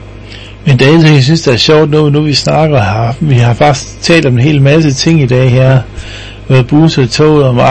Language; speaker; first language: Danish; native; Danish